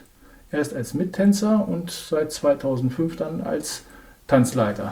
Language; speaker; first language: German; native; German